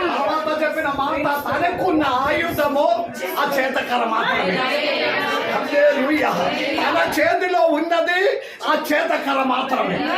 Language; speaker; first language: Telugu; non-native, local second language; Malayalam